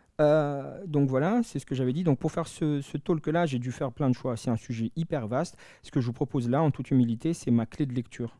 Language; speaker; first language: French; non-native, local second language; Malagasy